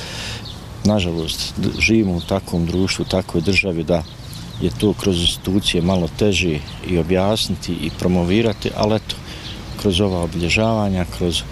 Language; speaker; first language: Serbian; native; Serbian